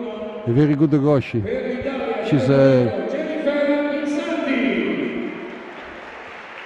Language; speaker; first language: English; non-native, fluent; Italian